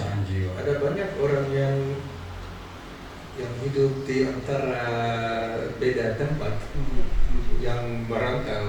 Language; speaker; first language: Indonesian; non-native, learner; Dutch